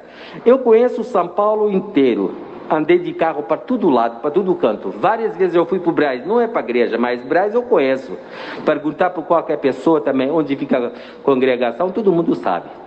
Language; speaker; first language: Portuguese; non-native, fluent; Arabic